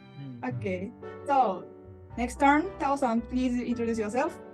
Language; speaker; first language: English; non-native, learner; Japanese